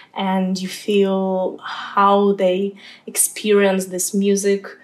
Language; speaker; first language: English; non-native, fluent; Ukrainian